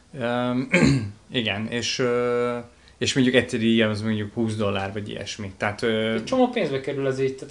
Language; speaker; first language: Hungarian; native; Hungarian